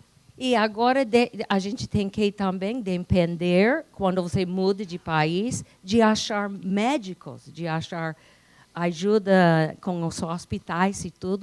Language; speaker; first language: Portuguese; non-native, fluent; English